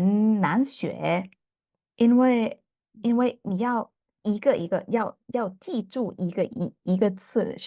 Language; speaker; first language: Chinese; non-native, learner; English